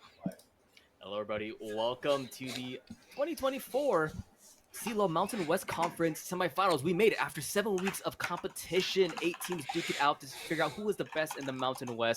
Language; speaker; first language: English; native; English